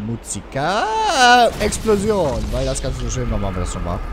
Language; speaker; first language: German; native; German